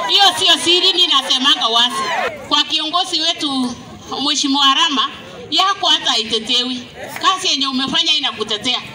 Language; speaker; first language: Swahili; non-native, local second language; Gusii